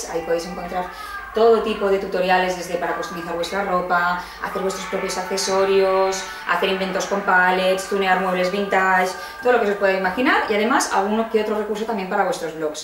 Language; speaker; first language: Spanish; native; Spanish